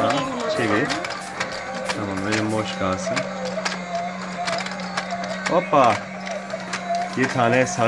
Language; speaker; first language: Turkish; native; Turkish